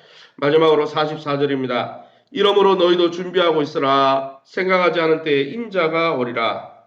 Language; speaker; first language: Korean; native; Korean